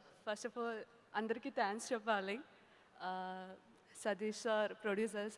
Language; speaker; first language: Telugu; non-native, learner; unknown